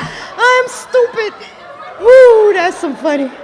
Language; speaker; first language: English; native; English